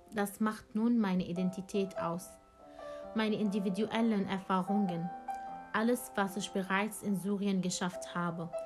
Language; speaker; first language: German; non-native, fluent; Arabic